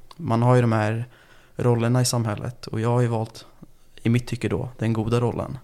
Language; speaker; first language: Swedish; early bilingual, other home language; Turkish